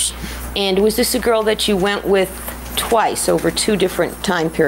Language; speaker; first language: English; native; English